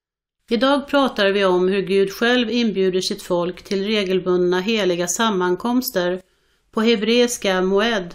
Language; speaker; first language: Swedish; native; Swedish